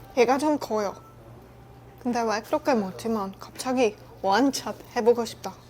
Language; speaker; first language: Korean; non-native, learner; Czech